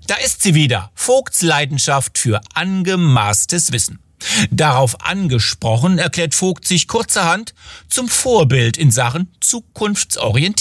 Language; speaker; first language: German; native; German